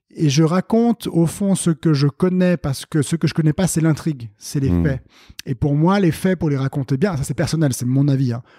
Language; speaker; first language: French; native; French